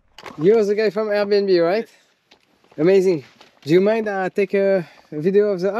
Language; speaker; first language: English; non-native, fluent; French